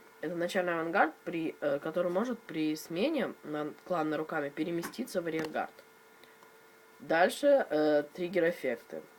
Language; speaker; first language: Russian; native; Russian